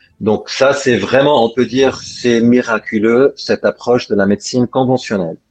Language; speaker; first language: French; non-native, local second language; Arabic